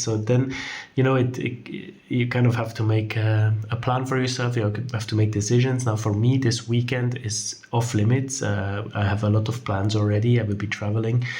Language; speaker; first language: English; non-native, fluent; German